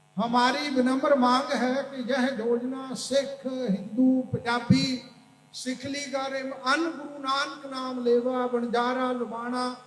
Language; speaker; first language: Hindi; non-native, local second language; Punjabi